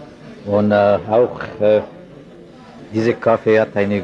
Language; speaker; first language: German; non-native, learner; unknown